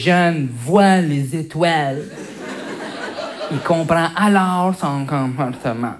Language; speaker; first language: French; early bilingual, other home language; Arabic